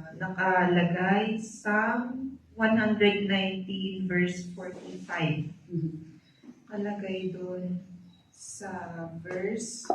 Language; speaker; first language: Filipino; native; Filipino